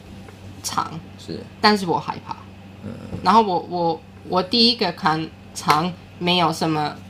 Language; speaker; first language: Chinese; non-native, learner; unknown